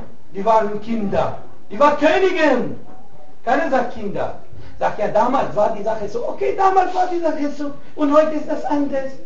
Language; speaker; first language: German; non-native, fluent; Arabic